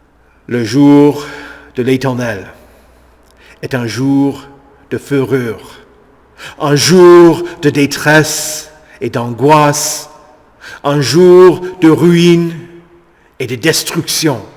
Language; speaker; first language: French; native; French